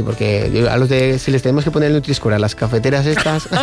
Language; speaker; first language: Spanish; native; Spanish